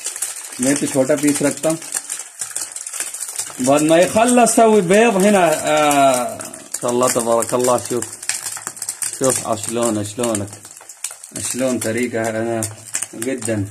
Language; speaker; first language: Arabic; non-native, learner; Urdu